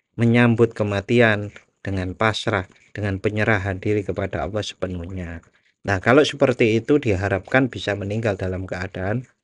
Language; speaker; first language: Indonesian; non-native, local second language; Javanese